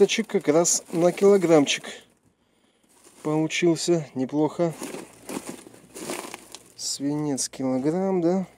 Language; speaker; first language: Russian; native; Russian